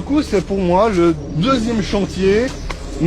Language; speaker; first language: French; native; French